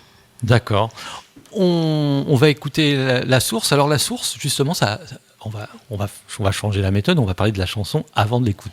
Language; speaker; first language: French; native; French